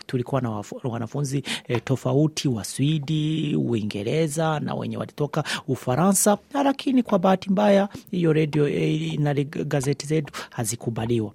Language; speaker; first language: Swahili; non-native, local second language; Rundi